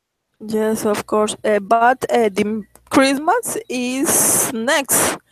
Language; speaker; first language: English; non-native, learner; Spanish